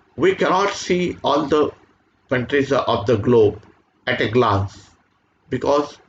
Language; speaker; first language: English; non-native, local second language; Marathi